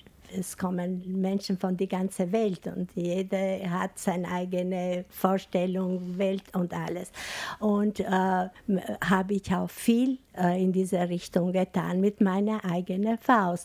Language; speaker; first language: German; non-native, fluent; Albanian